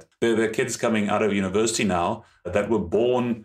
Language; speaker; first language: English; non-native, local second language; German